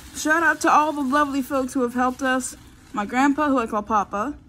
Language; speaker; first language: English; native; English